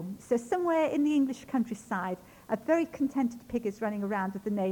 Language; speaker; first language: English; non-native, local second language; Ukrainian